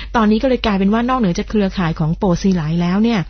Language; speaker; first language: Thai; native; Thai